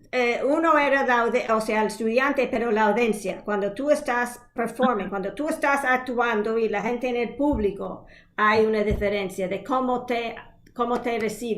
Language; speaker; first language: Spanish; non-native, fluent; English